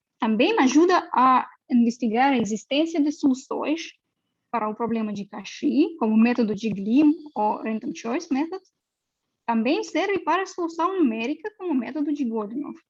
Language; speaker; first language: Portuguese; non-native, fluent; Russian